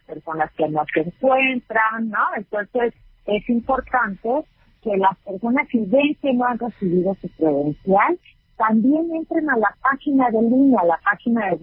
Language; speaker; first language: Spanish; native; Spanish